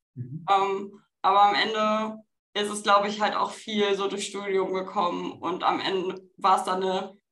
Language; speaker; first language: German; native; German